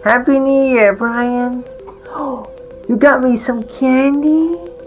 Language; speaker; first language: English; non-native, fluent; Vietnamese